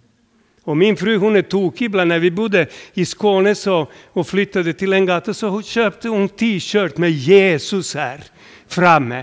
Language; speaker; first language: Swedish; non-native, fluent; Serbian